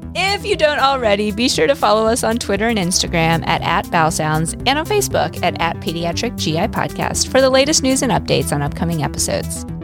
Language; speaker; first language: English; native; English